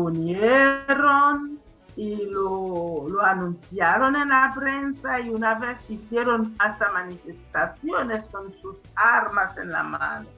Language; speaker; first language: Spanish; non-native, fluent; Haitian Creole